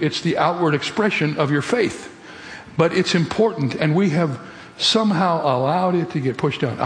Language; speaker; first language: English; native; English